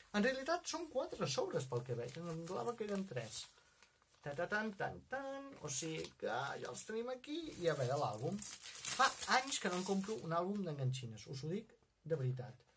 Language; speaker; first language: Catalan; non-native, local second language; Spanish